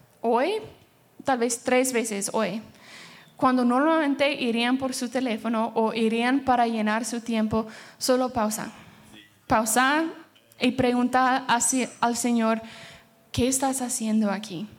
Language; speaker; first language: Spanish; early bilingual, heritage; Spanish